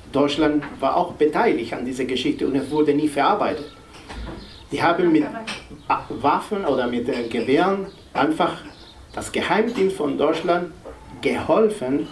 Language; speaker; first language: German; non-native, fluent; Spanish